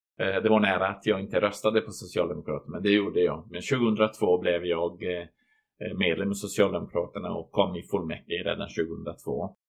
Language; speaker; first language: Swedish; non-native, fluent; Croatian